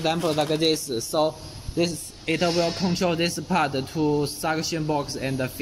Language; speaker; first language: English; non-native, learner; Chinese